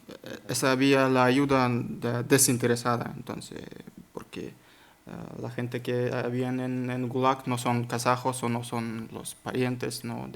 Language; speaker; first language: Spanish; non-native, learner; Kazakh